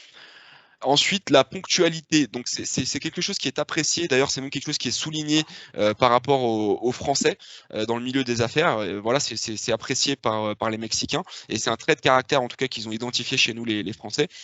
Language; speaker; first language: French; native; French